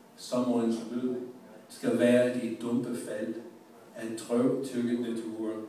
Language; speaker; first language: Danish; non-native, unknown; English